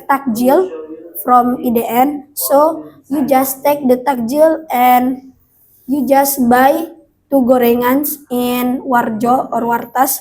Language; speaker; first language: English; non-native, learner; Indonesian